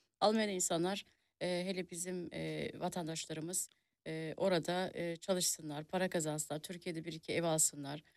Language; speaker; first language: Turkish; early bilingual, heritage; Turkish